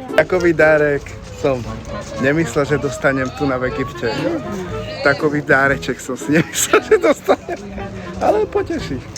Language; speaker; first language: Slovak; non-native, local second language; Hungarian